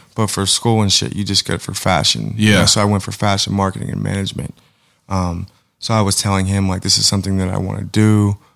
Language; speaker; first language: English; native; English